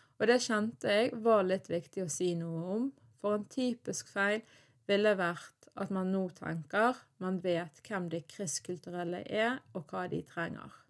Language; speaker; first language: Norwegian; native; Norwegian